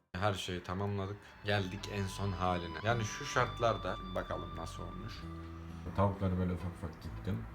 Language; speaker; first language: Turkish; native; Turkish